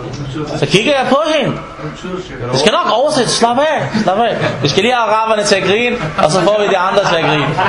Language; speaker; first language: Danish; non-native, fluent; Arabic